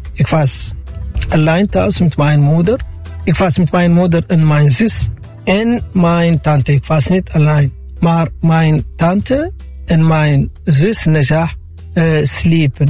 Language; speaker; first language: Dutch; non-native, fluent; Arabic